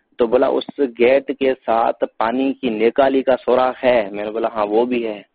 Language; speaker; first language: Urdu; non-native, local second language; Sindhi